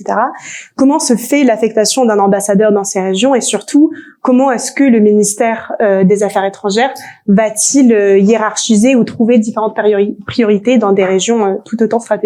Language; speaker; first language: French; native; French